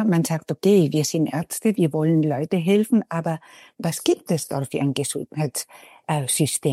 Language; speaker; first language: German; non-native, fluent; Spanish